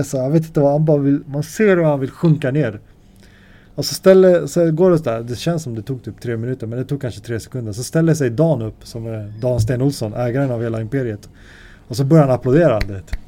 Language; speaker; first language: Swedish; native; Swedish